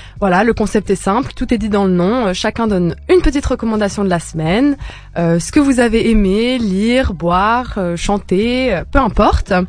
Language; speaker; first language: French; early bilingual, other home language; Italian